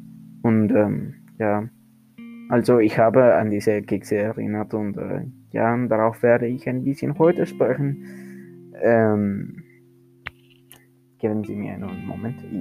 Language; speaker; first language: German; non-native, learner; Spanish